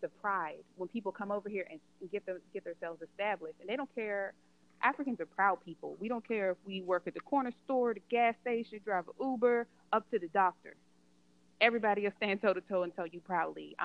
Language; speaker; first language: English; native; English